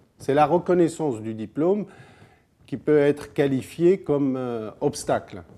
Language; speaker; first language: French; non-native, local second language; Arabic